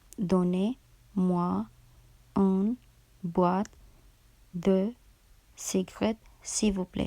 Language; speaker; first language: French; non-native, fluent; Urdu